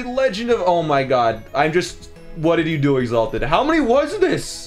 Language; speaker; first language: English; native; English